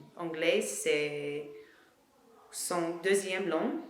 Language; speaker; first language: French; non-native, learner; English